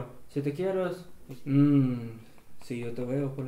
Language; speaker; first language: Spanish; non-native, learner; Russian